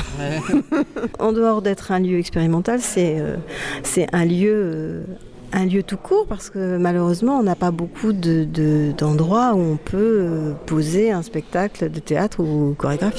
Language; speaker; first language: French; native; French